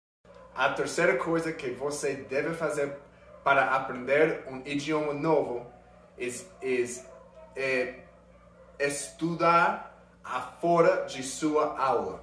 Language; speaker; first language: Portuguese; non-native, learner; English